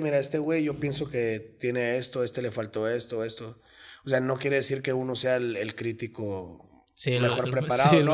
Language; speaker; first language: Spanish; native; Spanish